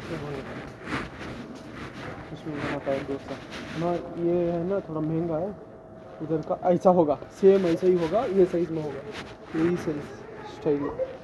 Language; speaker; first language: Hindi; non-native, local second language; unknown